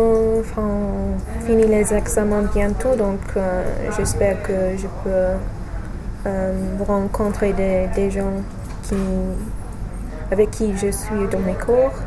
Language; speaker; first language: French; non-native, fluent; English